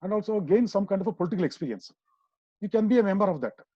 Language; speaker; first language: English; non-native, local second language; Kannada